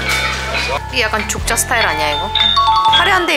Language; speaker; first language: Korean; native; Korean